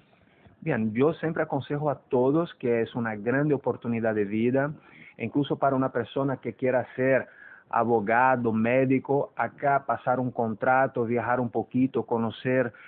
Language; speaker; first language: Spanish; non-native, fluent; Portuguese